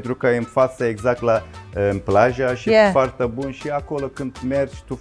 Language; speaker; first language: Romanian; non-native, learner; Turkish